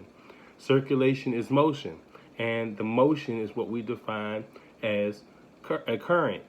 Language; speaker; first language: English; native; English